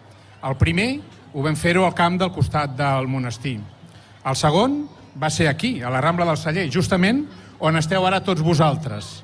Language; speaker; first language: Catalan; native; Catalan